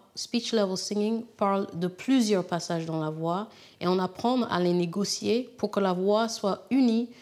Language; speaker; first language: French; non-native, fluent; English